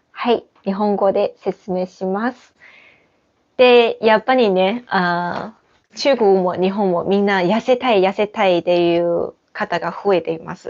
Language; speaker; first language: Japanese; non-native, fluent; Chinese